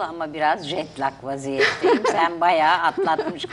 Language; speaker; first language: Turkish; native; Turkish